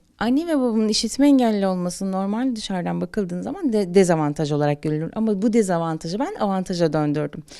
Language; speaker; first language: Turkish; native; Turkish